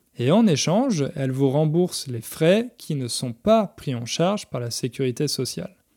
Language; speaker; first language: French; native; French